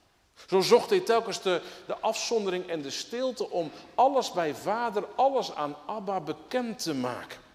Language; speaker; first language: Dutch; native; Dutch